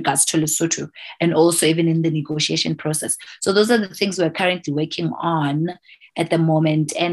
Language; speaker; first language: English; non-native, local second language; Southern Sotho